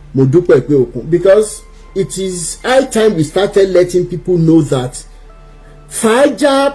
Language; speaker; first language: English; non-native, local second language; Yoruba